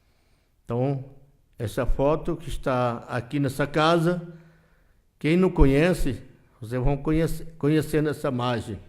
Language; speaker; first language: Portuguese; non-native, local second language; Yanomámi